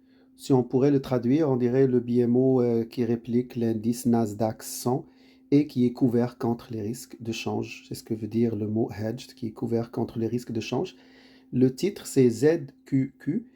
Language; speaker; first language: French; native; French